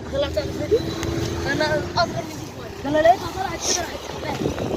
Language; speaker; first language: Arabic; native; Arabic